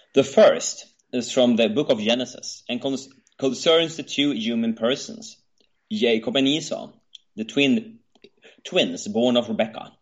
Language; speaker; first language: English; non-native, fluent; Swedish